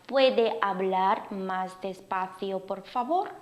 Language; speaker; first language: Spanish; non-native, fluent; Korean